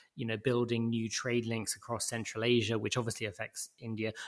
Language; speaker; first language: English; native; English